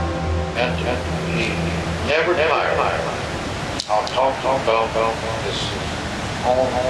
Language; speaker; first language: English; native; English